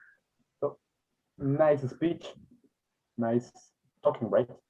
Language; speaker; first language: English; non-native, learner; Spanish